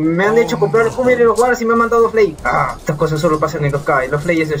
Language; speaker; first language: Spanish; native; Spanish